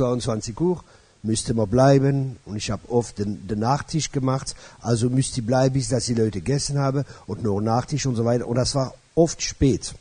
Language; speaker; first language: German; non-native, fluent; French